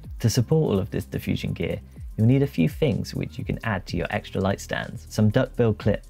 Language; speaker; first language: English; native; English